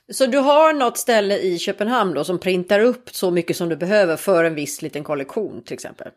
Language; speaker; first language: Swedish; native; Swedish